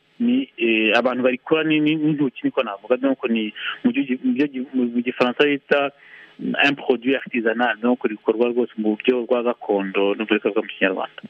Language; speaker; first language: Kinyarwanda; early bilingual, heritage; Kinyarwanda